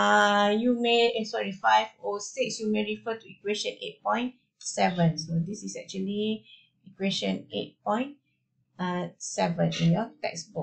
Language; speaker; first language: English; non-native, local second language; Malay